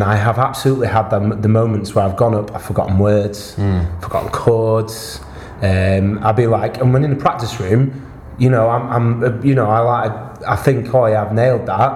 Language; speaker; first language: English; native; English